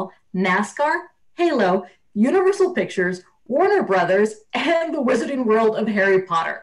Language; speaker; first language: English; native; English